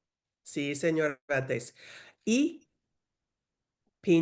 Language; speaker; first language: Spanish; non-native, learner; English